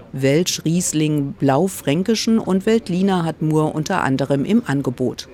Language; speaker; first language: German; native; German